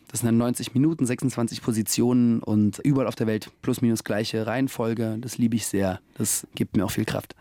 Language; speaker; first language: German; early bilingual, other home language; Russian